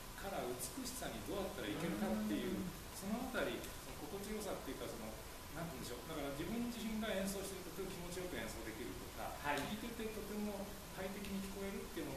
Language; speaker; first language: Japanese; native; Japanese